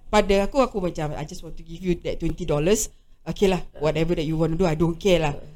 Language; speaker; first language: English; non-native, local second language; Malay